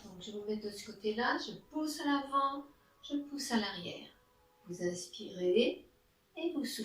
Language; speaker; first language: French; native; French